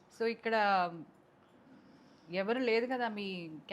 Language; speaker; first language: Telugu; non-native, local second language; Kannada